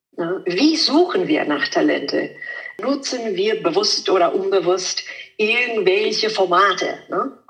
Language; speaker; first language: German; non-native, fluent; Italian